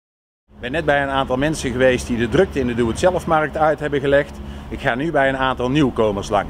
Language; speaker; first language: Dutch; native; Dutch